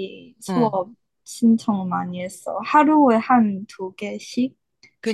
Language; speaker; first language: Korean; non-native, learner; Chinese